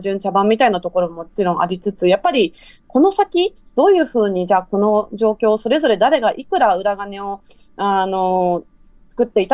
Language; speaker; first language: Japanese; native; Japanese